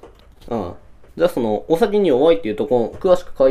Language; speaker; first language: Japanese; native; Japanese